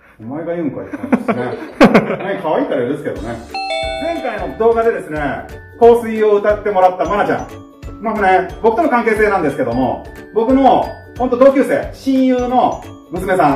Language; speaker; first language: Japanese; native; Japanese